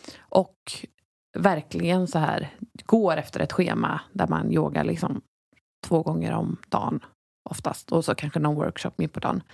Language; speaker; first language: Swedish; native; Swedish